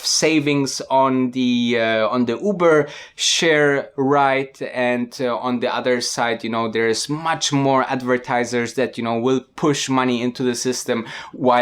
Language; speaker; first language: English; non-native, fluent; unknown